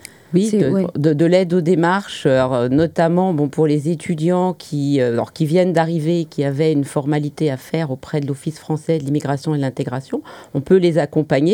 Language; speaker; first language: French; native; French